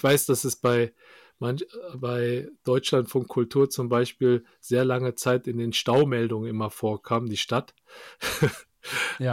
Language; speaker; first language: German; early bilingual, other home language; Korean